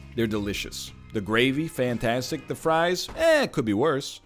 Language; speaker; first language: English; native; English